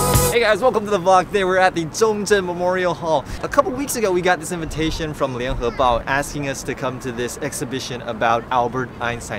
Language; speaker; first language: English; early bilingual, other home language; Chinese